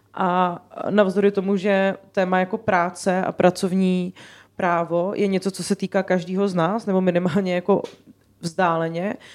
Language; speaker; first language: Czech; native; Czech